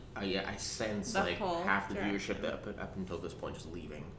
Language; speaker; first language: English; early bilingual, other home language; Urdu